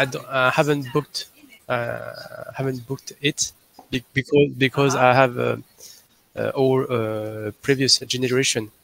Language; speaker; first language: English; non-native, learner; French